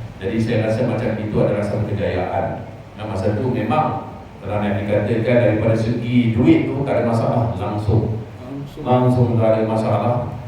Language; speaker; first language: Malay; native; Malay